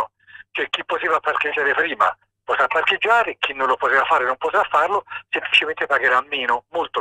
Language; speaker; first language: Italian; native; Italian